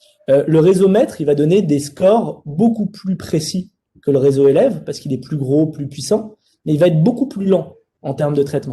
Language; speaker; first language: French; native; French